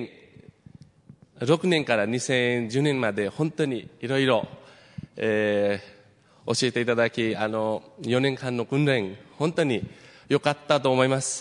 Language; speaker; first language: Japanese; non-native, fluent; Nepali